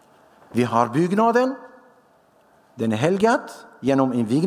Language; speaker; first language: Swedish; non-native, fluent; Syriac